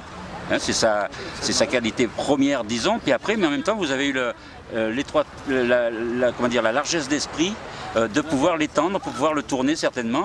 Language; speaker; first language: French; native; French